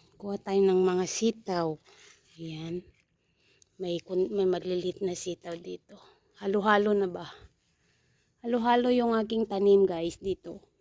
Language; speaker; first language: Filipino; native; Filipino